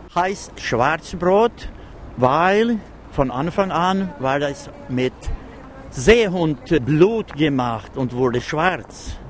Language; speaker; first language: German; non-native, fluent; Swedish